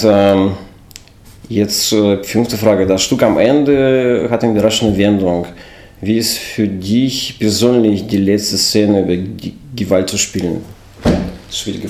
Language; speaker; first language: German; non-native, fluent; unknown